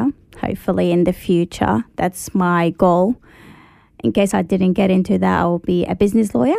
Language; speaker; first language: English; early bilingual, other home language; Arabic